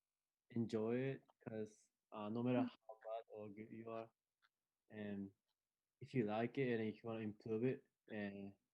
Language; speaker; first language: English; non-native, fluent; Japanese